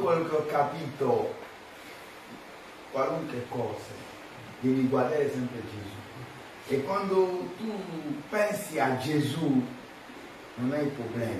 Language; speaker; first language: Italian; non-native, fluent; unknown